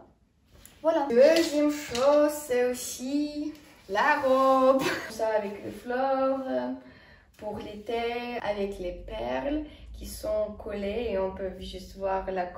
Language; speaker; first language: French; non-native, fluent; Estonian